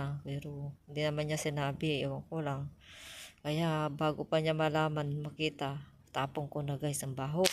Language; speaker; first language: Filipino; native; Filipino